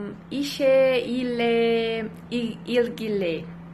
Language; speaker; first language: Turkish; non-native, learner; Portuguese